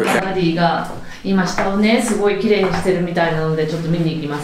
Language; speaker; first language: Japanese; native; Japanese